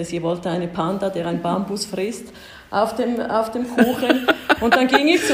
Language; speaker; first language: German; early bilingual, heritage; German